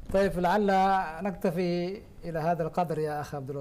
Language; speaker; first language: Arabic; non-native, fluent; Indonesian